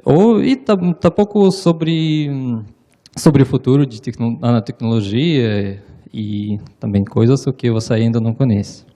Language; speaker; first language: Portuguese; non-native, learner; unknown